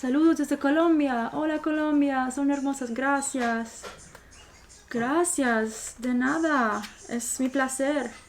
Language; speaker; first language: Spanish; non-native, fluent; English